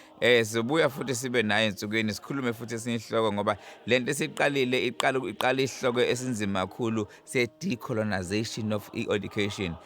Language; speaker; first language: Zulu; native; Zulu